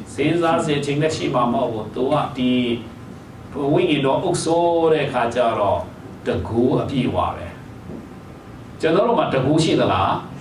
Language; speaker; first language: Burmese; non-native, local second language; Hakha Chin